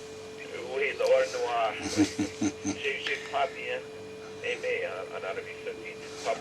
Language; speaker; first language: French; non-native, learner; English